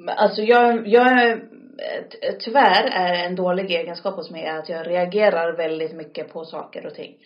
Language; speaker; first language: Swedish; early bilingual, other home language; Arabic